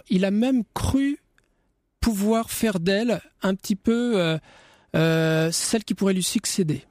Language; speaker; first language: French; native; French